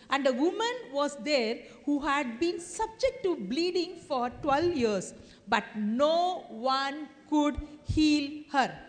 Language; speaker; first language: English; non-native, local second language; Tamil